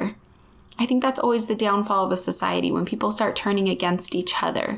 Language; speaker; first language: English; native; English